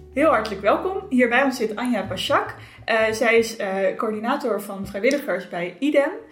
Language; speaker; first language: Dutch; native; Dutch